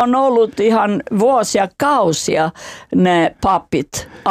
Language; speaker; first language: Finnish; non-native, fluent; Albanian